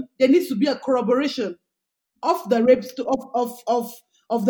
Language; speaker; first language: English; non-native, local second language; Yoruba